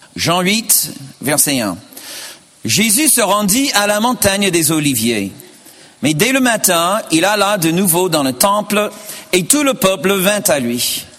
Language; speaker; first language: French; non-native, fluent; English